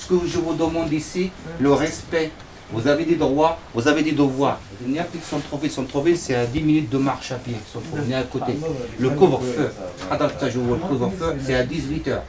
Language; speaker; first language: French; native; French